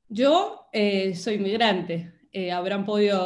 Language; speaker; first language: Spanish; native; Spanish